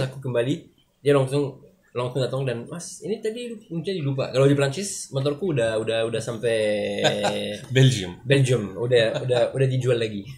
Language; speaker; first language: Indonesian; non-native, learner; French